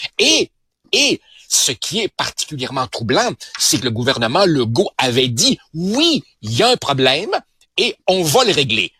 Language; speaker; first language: French; early bilingual, other home language; Spanish